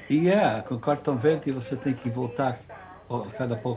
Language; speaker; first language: Portuguese; non-native, fluent; English